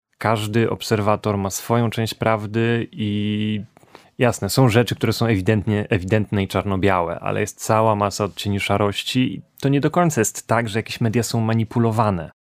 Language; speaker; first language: Polish; native; Polish